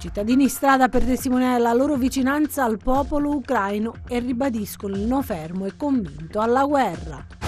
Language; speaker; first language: Italian; native; Italian